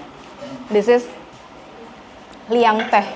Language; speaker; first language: English; non-native, fluent; Indonesian